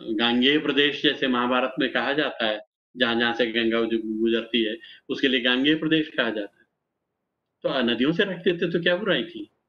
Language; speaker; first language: Hindi; native; Hindi